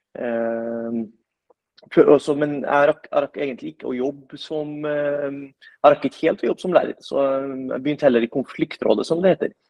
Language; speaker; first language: Norwegian; early bilingual, other home language; Arabic